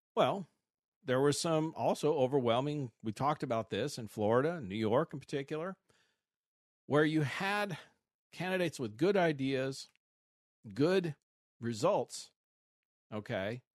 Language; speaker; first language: English; native; English